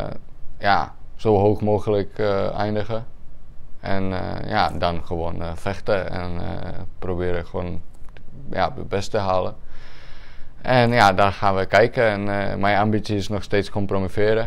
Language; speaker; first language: Dutch; non-native, fluent; Czech